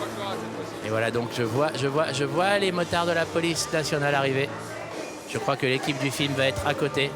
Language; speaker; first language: French; native; French